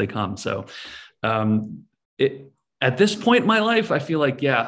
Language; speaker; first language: English; native; English